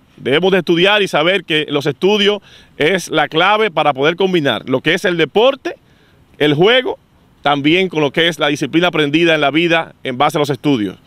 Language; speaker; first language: Spanish; native; Spanish